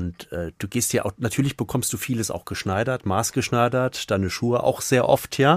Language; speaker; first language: German; native; German